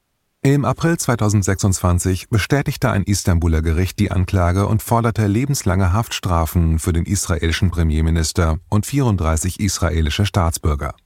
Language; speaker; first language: German; native; German